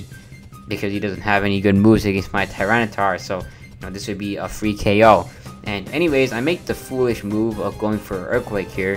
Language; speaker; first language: English; native; English